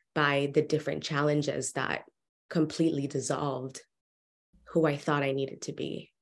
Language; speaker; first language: English; early bilingual, other home language; Spanish